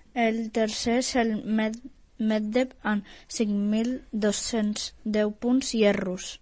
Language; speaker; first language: Catalan; non-native, local second language; Spanish